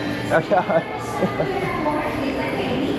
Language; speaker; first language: Spanish; native; Spanish